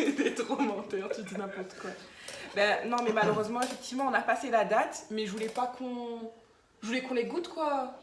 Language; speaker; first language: French; native; French